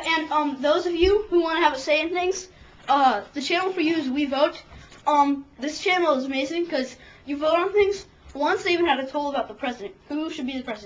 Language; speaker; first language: English; native; English